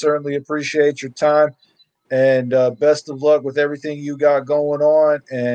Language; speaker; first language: English; native; English